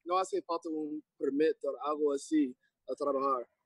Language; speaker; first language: Spanish; non-native, learner; English